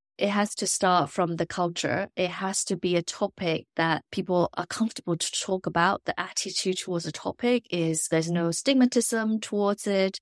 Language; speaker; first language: English; non-native, local second language; Chinese